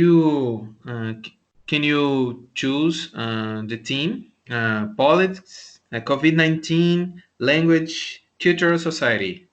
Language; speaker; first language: English; non-native, learner; Portuguese